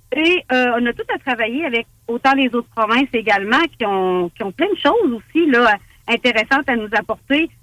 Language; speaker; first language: French; native; French